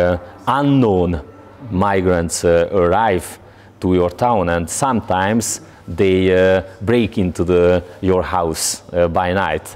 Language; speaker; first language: English; non-native, learner; Hungarian